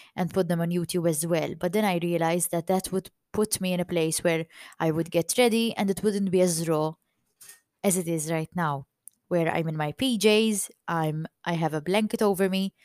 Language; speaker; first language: English; non-native, fluent; Maltese